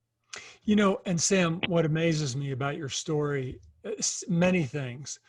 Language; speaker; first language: English; native; English